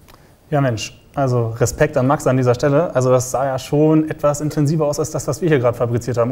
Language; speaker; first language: German; native; German